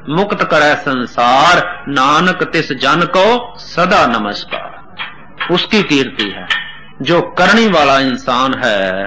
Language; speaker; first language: Hindi; non-native, local second language; Punjabi